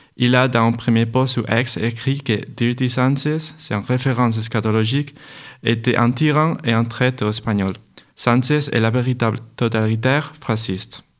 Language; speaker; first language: French; non-native, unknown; Spanish